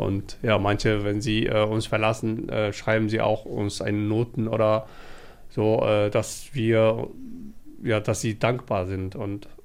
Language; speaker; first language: German; non-native, fluent; Somali